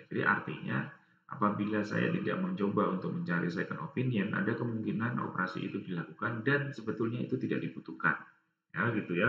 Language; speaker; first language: Indonesian; native; Indonesian